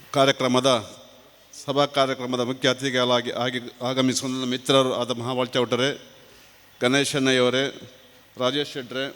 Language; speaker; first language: Kannada; non-native, local second language; Tulu